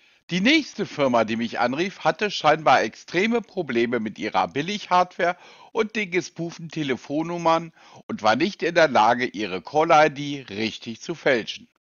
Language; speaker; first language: German; native; German